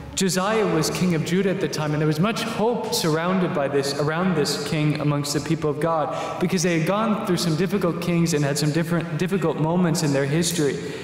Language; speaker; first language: English; native; English